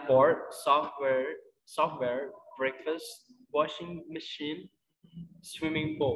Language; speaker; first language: English; non-native, fluent; Indonesian